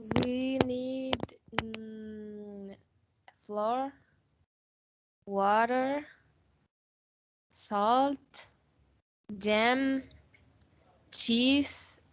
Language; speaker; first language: English; non-native, learner; Spanish